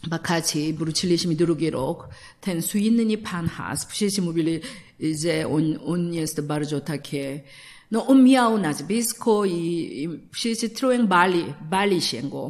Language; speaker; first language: Polish; non-native, learner; Korean